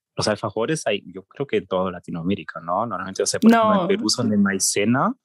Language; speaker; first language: Spanish; early bilingual, heritage; German